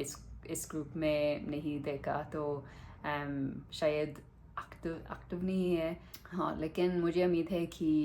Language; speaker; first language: Hindi; non-native, learner; English